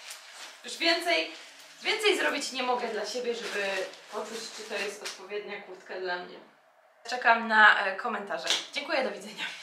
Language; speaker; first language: Polish; native; Polish